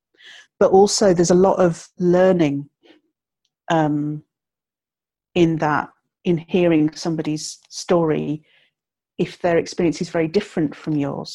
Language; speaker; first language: English; native; English